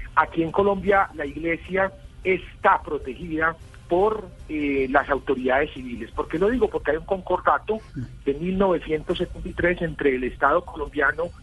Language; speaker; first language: Spanish; native; Spanish